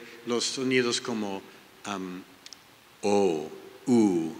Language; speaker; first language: Spanish; non-native, learner; English